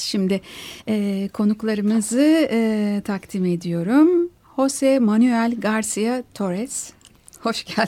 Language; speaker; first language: Turkish; native; Turkish